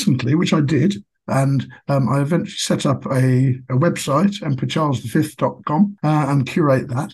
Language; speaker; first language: English; native; English